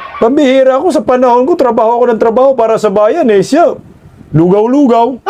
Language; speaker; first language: Filipino; non-native, local second language; Cebuano